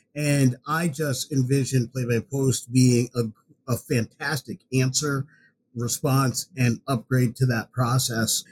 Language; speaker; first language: English; native; English